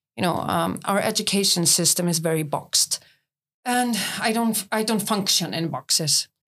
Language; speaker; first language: English; non-native, fluent; Icelandic